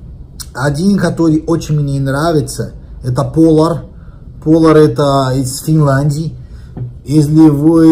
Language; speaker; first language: Russian; non-native, learner; Portuguese